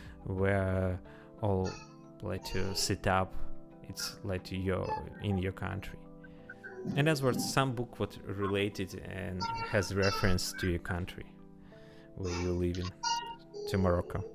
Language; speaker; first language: English; non-native, learner; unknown